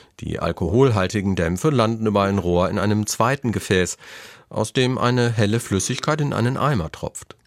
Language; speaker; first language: German; native; German